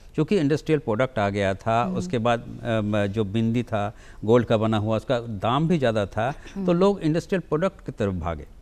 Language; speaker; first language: Hindi; native; Hindi